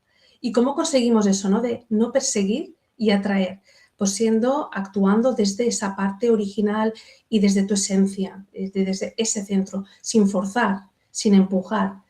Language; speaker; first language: Spanish; native; Spanish